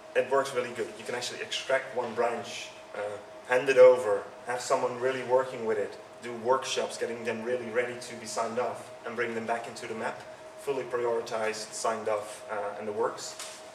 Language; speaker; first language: English; non-native, fluent; Dutch